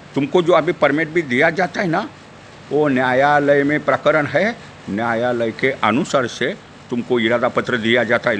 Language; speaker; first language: Hindi; non-native, local second language; Marathi